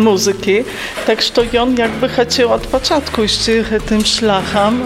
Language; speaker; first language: Polish; non-native, learner; Belarusian